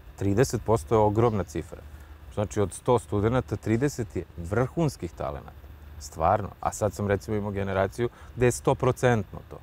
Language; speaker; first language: Serbian; native; Serbian